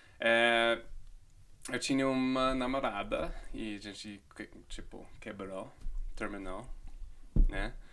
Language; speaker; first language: Portuguese; non-native, fluent; English